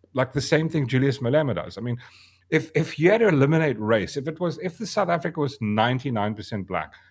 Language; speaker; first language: English; native; English